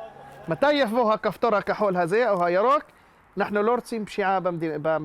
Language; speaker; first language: Hebrew; non-native, local second language; Arabic